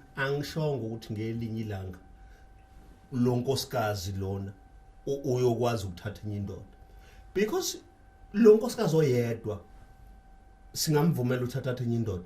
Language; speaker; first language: Zulu; native; Zulu